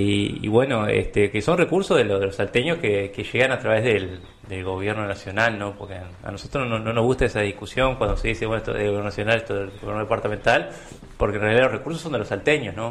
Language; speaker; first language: Spanish; native; Spanish